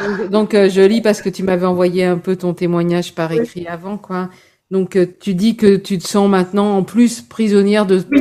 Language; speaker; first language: French; native; French